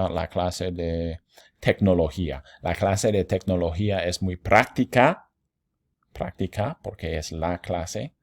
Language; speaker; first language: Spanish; non-native, fluent; English